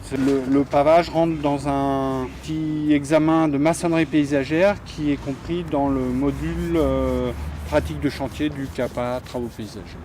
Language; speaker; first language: French; native; French